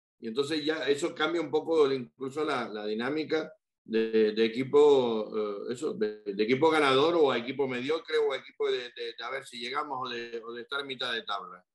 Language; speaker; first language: Spanish; native; Spanish